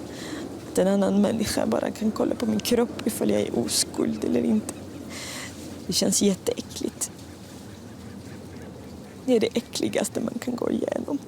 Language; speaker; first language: Swedish; early bilingual, other home language; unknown